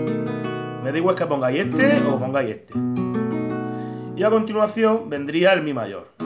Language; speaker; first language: Spanish; native; Spanish